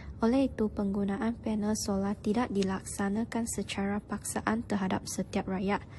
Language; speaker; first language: Malay; non-native, local second language; Chinese